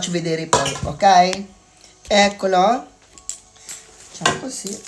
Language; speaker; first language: Italian; non-native, learner; Filipino